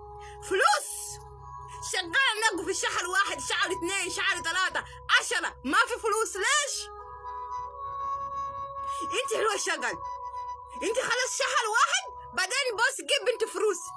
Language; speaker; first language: Arabic; non-native, learner; Amharic